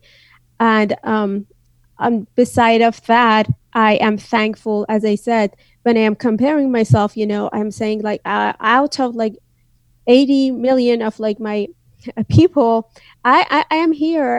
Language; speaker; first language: English; non-native, fluent; Azerbaijani